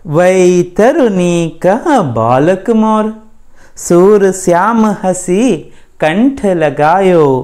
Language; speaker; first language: Hindi; non-native, local second language; Kannada